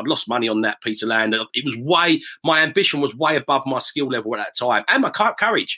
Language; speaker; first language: English; native; English